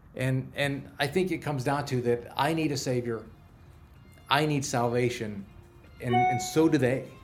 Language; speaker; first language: English; native; English